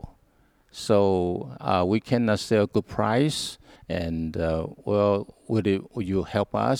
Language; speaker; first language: English; non-native, learner; Hakka Chinese